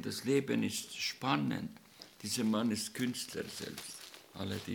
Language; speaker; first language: German; non-native, learner; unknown